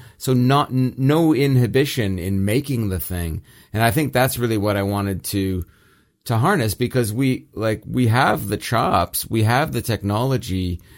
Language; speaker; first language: English; early bilingual, other home language; Italian